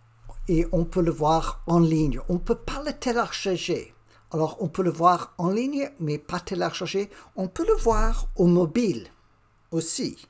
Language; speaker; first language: French; non-native, learner; English